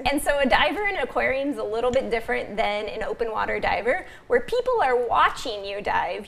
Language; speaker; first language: English; native; English